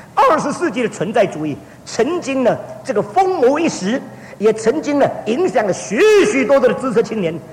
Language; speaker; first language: Chinese; early bilingual, heritage; Chinese